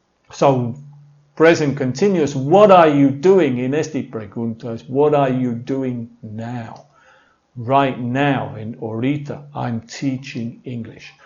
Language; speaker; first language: English; native; English